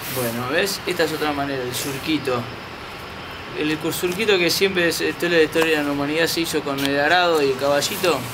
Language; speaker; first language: Spanish; native; Spanish